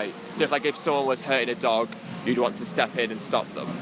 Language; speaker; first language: English; native; English